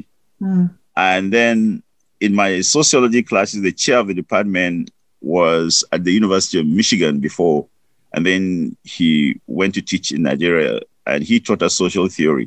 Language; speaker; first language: English; non-native, local second language; Hausa